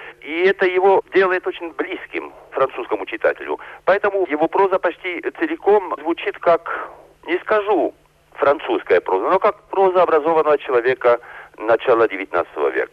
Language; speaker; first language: Russian; non-native, fluent; French